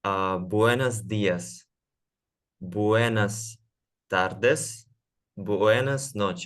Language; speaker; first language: Spanish; non-native, learner; Russian